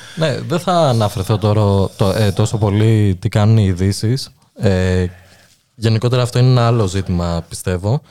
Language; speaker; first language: Greek; early bilingual, other home language; Albanian